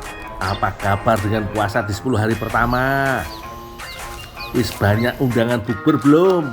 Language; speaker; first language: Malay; non-native, local second language; Javanese